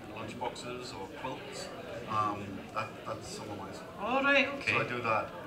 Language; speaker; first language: English; native; English